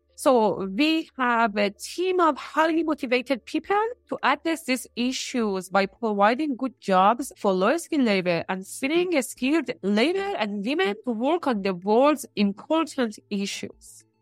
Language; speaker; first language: English; non-native, fluent; Persian